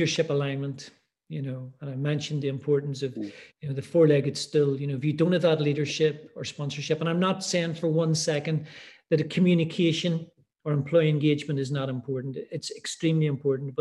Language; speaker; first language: English; native; English